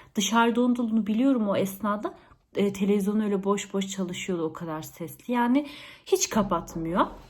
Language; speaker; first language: Turkish; early bilingual, heritage; Turkish